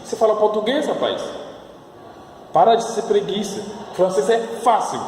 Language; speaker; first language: Portuguese; non-native, fluent; French